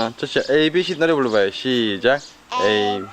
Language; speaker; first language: Korean; native; Korean